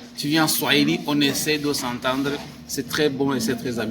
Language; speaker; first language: French; non-native, local second language; Kinyarwanda